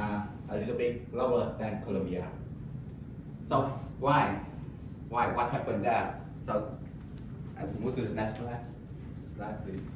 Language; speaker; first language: English; non-native, learner; Vietnamese